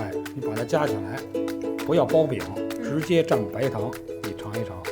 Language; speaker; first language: Chinese; native; Chinese